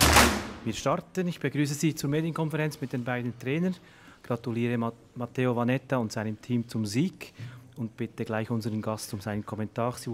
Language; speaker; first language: German; native; German